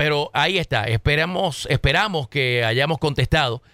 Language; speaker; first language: Spanish; native; Spanish